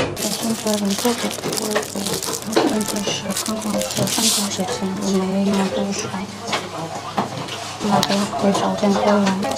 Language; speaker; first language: Chinese; non-native, learner; Korean